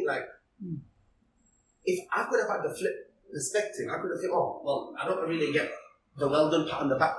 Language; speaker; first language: English; early bilingual, other home language; Cantonese